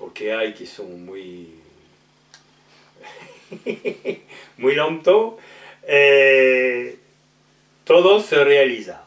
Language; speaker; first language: Spanish; non-native, learner; French